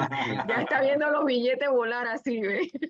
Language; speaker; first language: Spanish; native; Spanish